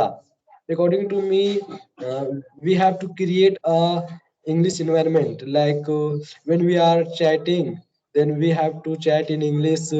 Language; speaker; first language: English; non-native, learner; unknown